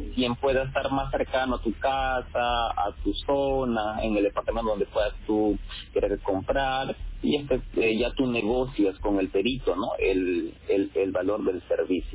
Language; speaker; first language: Spanish; native; Spanish